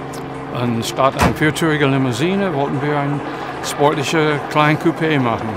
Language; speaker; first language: German; non-native, fluent; English